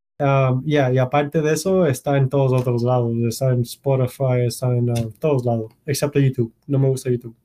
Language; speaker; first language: Spanish; early bilingual, heritage; Spanish